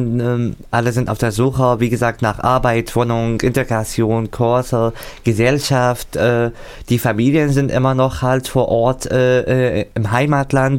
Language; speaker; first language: German; non-native, fluent; Arabic